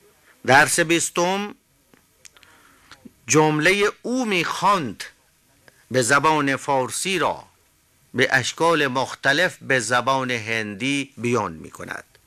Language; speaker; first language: Persian; non-native, fluent; Hindi